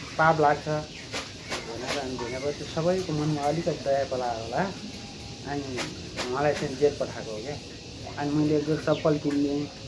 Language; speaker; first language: Nepali; native; Nepali